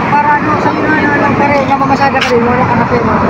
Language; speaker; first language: Filipino; non-native, local second language; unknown